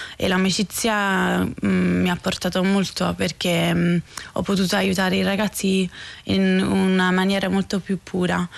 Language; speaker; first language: Italian; non-native, fluent; English